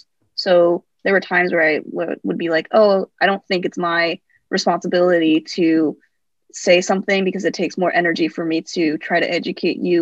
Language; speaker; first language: English; native; English